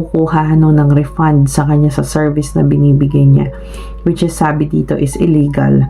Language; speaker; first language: Filipino; native; Filipino